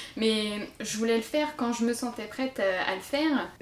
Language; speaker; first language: French; native; French